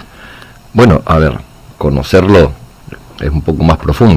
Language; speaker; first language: Spanish; native; Spanish